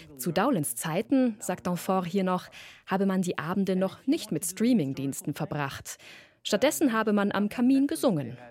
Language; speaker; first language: German; native; German